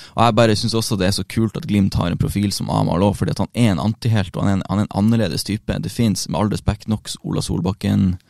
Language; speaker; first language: Norwegian; native; Norwegian